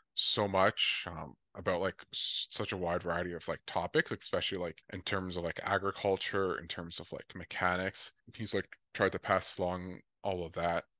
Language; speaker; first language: English; native; English